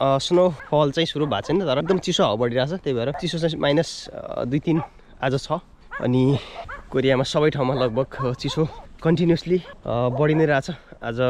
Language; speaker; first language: Nepali; native; Nepali